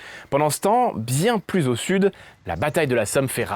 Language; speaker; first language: French; native; French